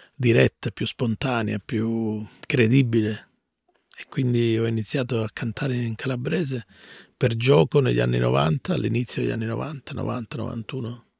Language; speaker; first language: Italian; native; Italian